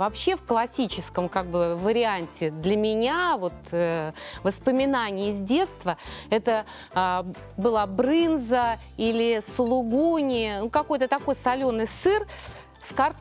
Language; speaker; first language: Russian; native; Russian